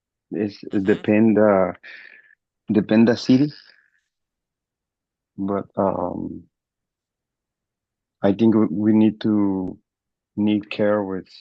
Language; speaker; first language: English; non-native, learner; Spanish